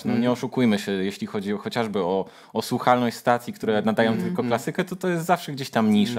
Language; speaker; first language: Polish; native; Polish